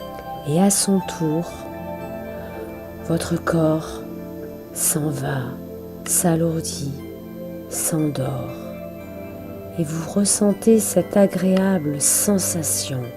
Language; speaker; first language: French; native; French